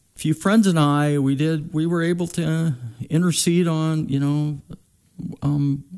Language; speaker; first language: English; native; English